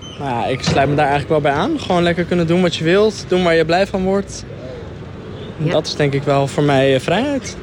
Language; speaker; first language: Dutch; early bilingual, other home language; Arabic